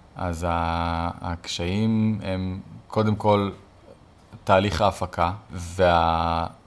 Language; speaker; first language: Hebrew; native; Hebrew